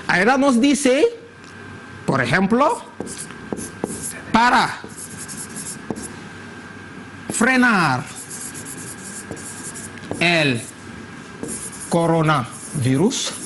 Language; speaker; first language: Spanish; non-native, fluent; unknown